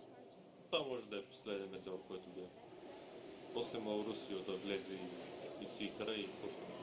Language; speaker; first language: Bulgarian; native; Bulgarian